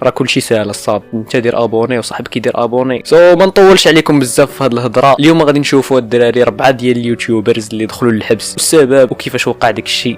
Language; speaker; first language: Arabic; native; Arabic